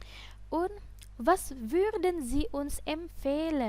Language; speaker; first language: German; non-native, fluent; Indonesian